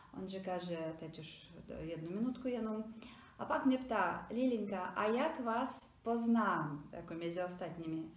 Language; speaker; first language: Czech; non-native, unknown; Tatar